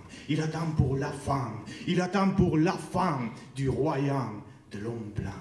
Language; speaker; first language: French; non-native, learner; Spanish